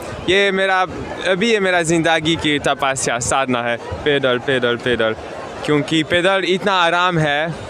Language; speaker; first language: Hindi; non-native, learner; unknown